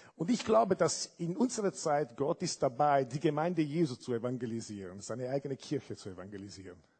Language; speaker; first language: German; non-native, fluent; Italian